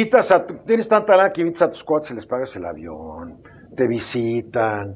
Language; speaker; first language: Spanish; native; Spanish